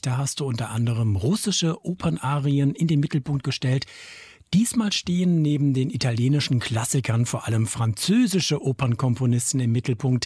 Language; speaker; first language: German; native; German